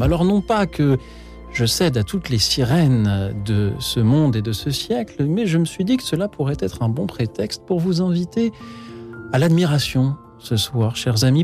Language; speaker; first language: French; native; French